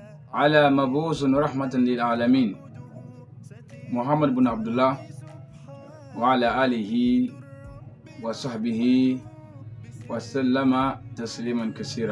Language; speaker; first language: Arabic; non-native, fluent; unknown